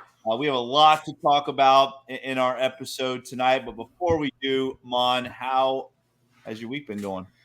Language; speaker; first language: English; native; English